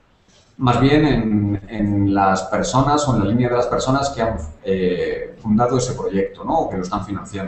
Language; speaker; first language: Spanish; native; Spanish